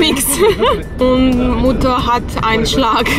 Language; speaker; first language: German; non-native, fluent; Bosnian